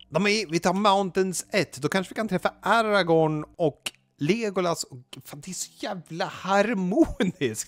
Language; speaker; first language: Swedish; native; Swedish